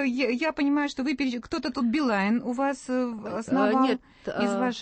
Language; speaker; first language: Russian; native; Russian